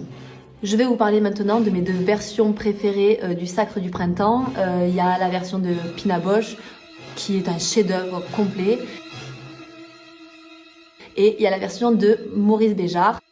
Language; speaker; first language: French; native; French